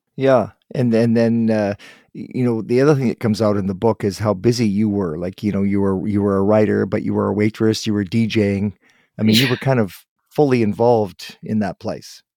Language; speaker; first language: English; native; English